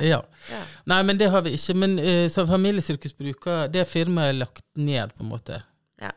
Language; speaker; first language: Norwegian; native; Norwegian